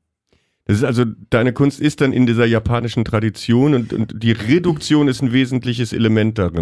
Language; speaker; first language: German; native; German